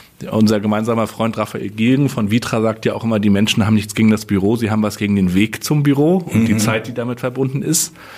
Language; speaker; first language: German; native; German